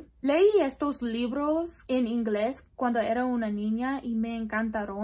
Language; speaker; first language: Spanish; non-native, learner; English